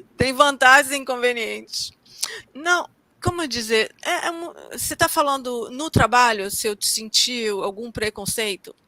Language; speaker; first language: Portuguese; native; Portuguese